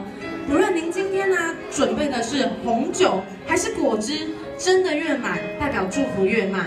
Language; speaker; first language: Chinese; native; Chinese